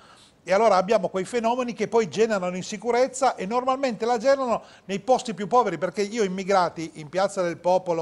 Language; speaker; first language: Italian; native; Italian